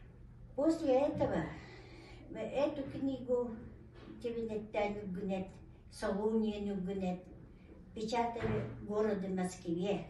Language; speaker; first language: Russian; non-native, local second language; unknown